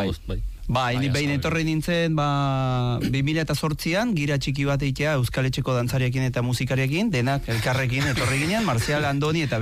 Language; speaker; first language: Basque; non-native, fluent; Spanish